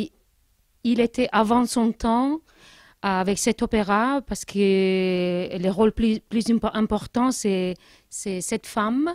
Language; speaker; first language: French; non-native, learner; Spanish